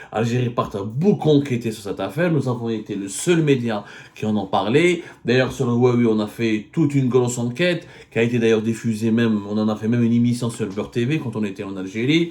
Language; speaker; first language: French; non-native, local second language; Arabic